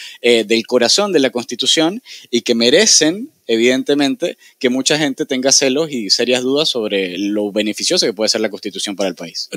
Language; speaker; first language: Spanish; native; Spanish